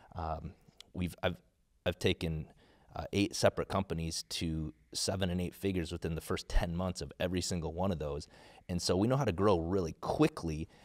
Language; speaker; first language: English; native; English